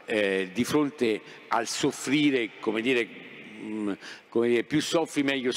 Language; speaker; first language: Italian; native; Italian